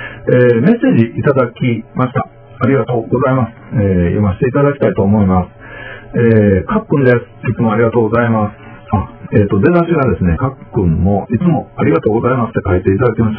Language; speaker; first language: Japanese; native; Japanese